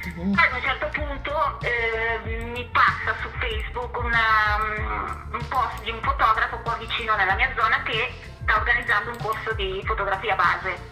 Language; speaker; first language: Italian; native; Italian